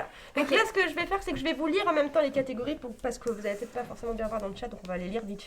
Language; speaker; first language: French; native; French